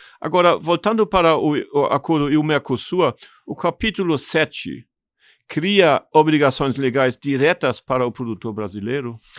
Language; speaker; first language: Portuguese; non-native, fluent; German